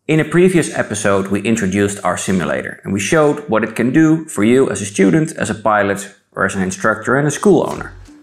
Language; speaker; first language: English; non-native, fluent; Dutch